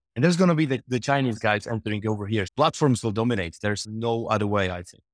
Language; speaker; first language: English; non-native, fluent; Czech